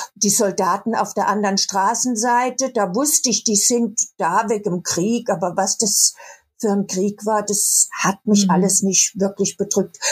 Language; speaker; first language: German; native; German